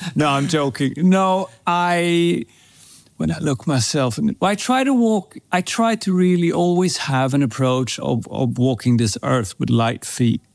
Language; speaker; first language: English; non-native, fluent; Swedish